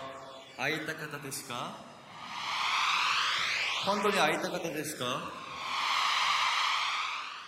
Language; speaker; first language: Japanese; non-native, learner; Korean